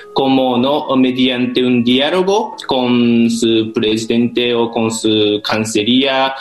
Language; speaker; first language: Spanish; non-native, fluent; Japanese